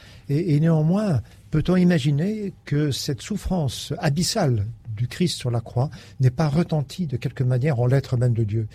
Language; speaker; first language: French; native; French